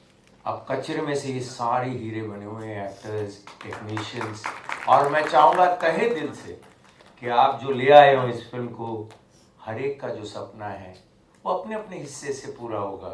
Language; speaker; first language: Hindi; native; Hindi